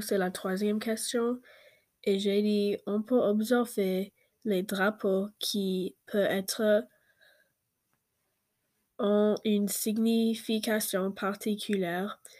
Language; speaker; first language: French; non-native, learner; English